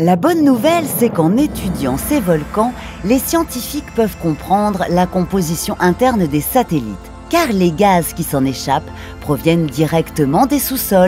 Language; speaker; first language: French; native; French